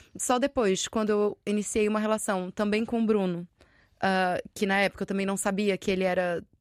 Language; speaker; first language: Portuguese; native; Portuguese